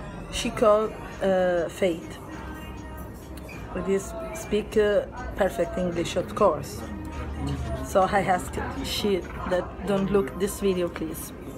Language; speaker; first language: English; non-native, learner; Italian